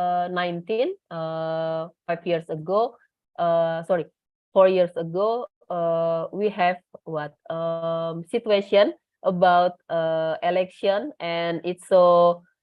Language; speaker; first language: English; non-native, learner; Indonesian